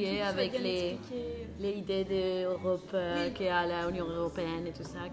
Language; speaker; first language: French; non-native, learner; Spanish